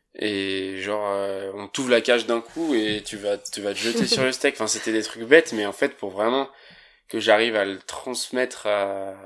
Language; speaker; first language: French; native; French